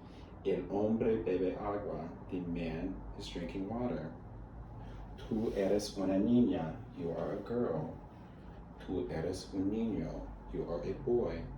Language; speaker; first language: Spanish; non-native, learner; English